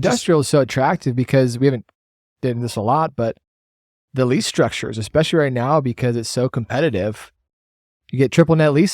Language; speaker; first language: English; native; English